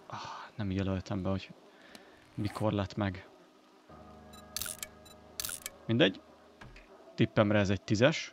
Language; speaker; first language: Hungarian; native; Hungarian